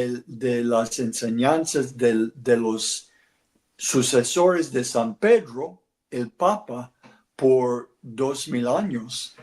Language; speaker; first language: Spanish; non-native, learner; English